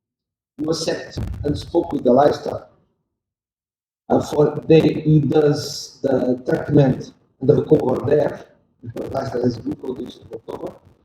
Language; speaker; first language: English; non-native, learner; Portuguese